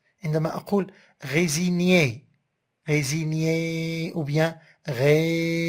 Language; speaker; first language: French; non-native, local second language; Arabic